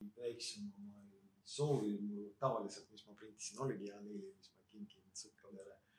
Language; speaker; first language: Estonian; non-native, local second language; Russian